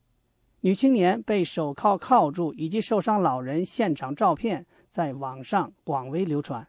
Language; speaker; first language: Chinese; native; Chinese